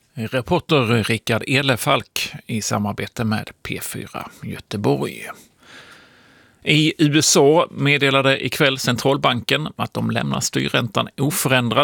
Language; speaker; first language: Swedish; native; Swedish